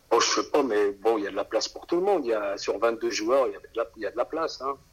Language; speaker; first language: French; native; French